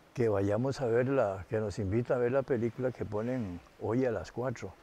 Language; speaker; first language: Spanish; native; Spanish